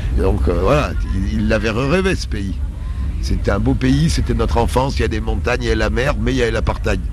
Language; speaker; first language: French; native; French